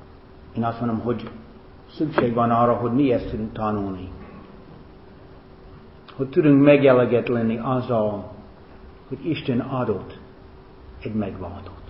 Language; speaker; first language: Hungarian; non-native, fluent; English